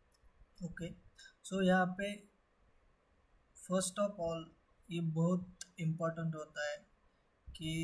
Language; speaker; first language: Hindi; native; Hindi